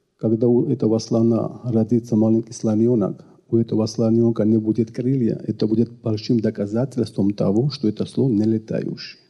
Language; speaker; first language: Russian; non-native, local second language; Georgian